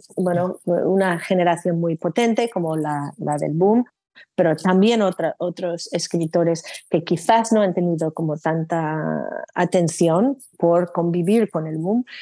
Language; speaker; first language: Spanish; non-native, fluent; English